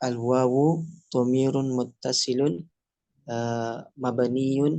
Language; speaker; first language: Arabic; non-native, learner; Indonesian